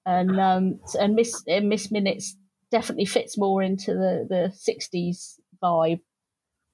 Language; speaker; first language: English; native; English